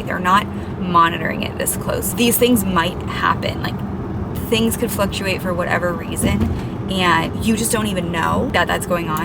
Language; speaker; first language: English; native; English